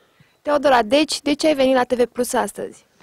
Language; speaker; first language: Romanian; native; Romanian